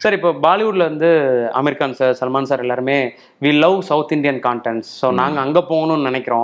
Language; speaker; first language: Tamil; native; Tamil